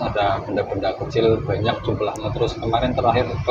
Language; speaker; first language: Indonesian; native; Indonesian